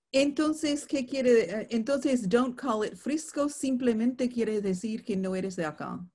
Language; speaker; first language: Spanish; non-native, fluent; English